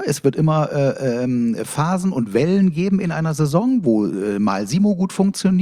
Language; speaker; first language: German; native; German